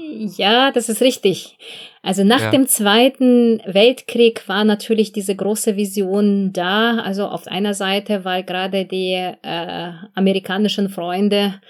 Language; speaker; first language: German; non-native, fluent; Russian